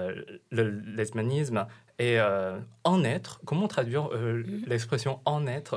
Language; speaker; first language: French; non-native, fluent; Chinese